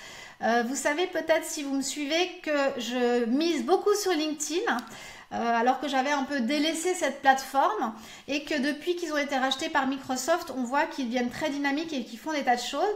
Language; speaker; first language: French; native; French